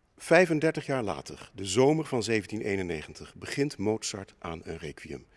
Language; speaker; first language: Dutch; native; Dutch